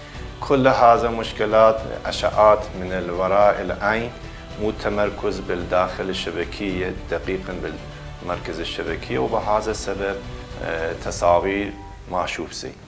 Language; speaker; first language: Arabic; non-native, learner; Persian